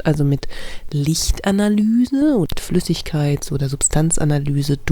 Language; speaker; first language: German; native; German